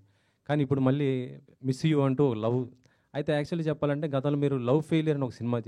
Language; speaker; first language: Telugu; native; Telugu